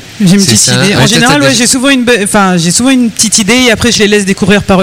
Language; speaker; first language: French; native; French